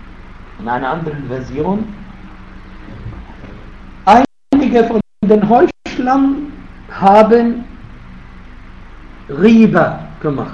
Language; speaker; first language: German; non-native, fluent; Arabic